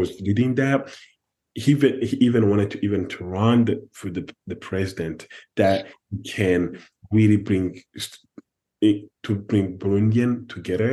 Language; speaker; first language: English; non-native, fluent; French